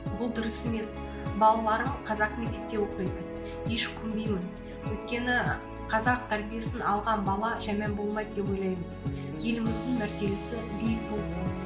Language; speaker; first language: Kazakh; non-native, local second language; Russian